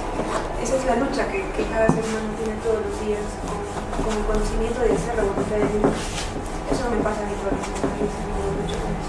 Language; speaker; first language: Spanish; native; Spanish